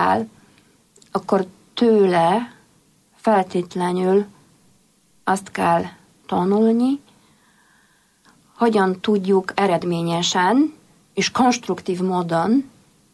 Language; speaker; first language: Hungarian; non-native, fluent; Polish